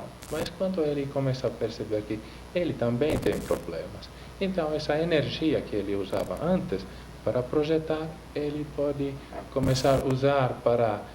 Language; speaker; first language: Portuguese; non-native, fluent; Finnish